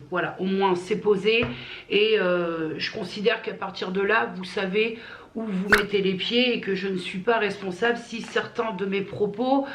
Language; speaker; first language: French; native; French